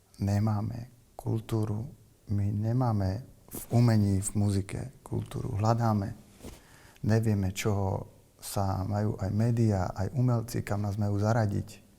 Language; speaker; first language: Slovak; native; Slovak